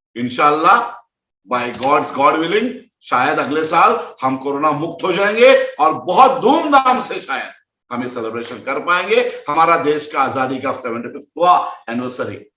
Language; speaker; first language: Hindi; non-native, local second language; Konkani